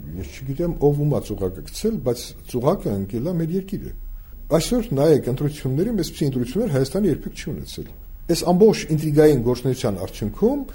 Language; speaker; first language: Armenian; native; Armenian